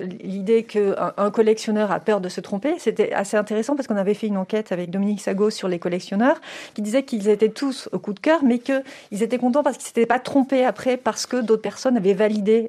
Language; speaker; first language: French; native; French